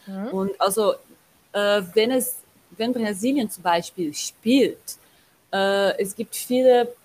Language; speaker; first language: German; non-native, learner; Portuguese